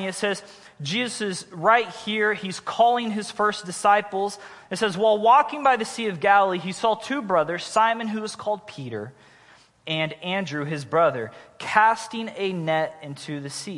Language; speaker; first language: English; native; English